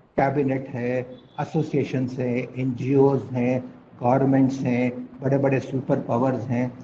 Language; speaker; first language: Urdu; non-native, local second language; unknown